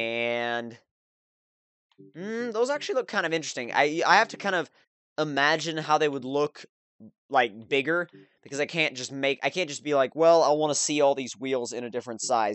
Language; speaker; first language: English; native; English